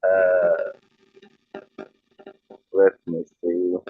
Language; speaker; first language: English; non-native, learner; Arabic